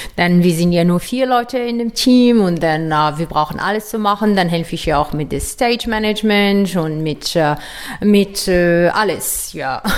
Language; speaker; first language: German; non-native, learner; Arabic